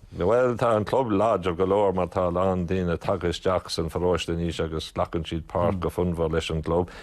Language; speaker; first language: Irish; native; Irish